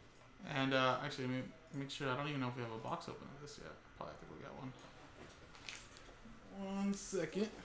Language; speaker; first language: English; native; English